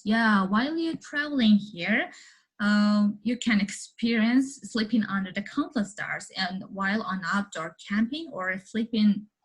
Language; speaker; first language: English; non-native, learner; Mongolian